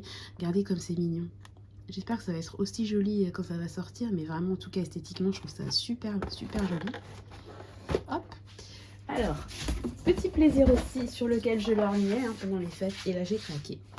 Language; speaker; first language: French; native; French